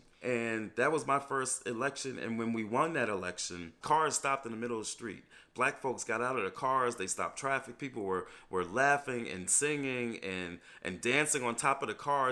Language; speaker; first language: English; native; English